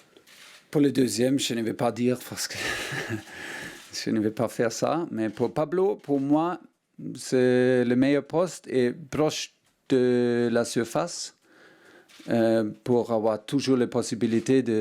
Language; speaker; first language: French; non-native, learner; German